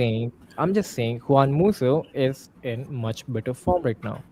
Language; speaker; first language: English; non-native, fluent; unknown